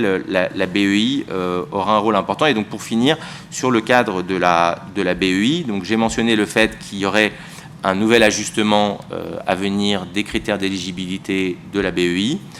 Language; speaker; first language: French; native; French